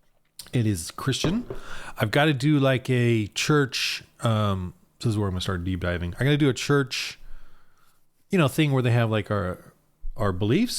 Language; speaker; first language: English; native; English